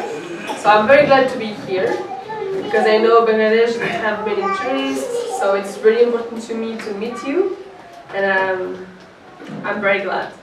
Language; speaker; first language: English; non-native, fluent; French